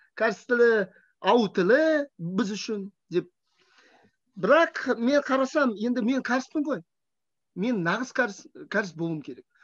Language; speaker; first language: Kazakh; non-native, fluent; Russian